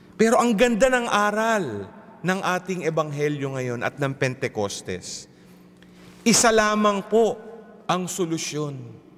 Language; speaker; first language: Filipino; native; Filipino